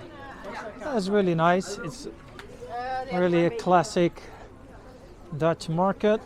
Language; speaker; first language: English; non-native, fluent; Dutch